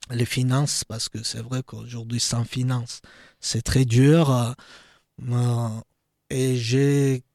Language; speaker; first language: French; non-native, fluent; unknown